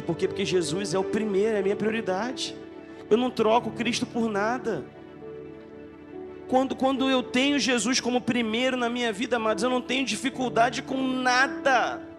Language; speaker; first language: Portuguese; native; Portuguese